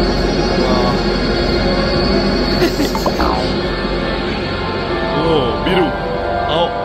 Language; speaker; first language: Japanese; non-native, fluent; Indonesian